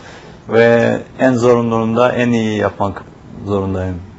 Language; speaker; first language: Turkish; non-native, fluent; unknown